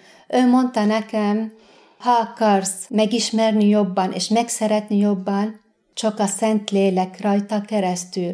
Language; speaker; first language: Hungarian; non-native, fluent; Arabic